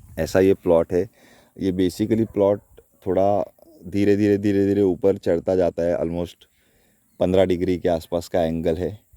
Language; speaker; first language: Hindi; non-native, local second language; Marathi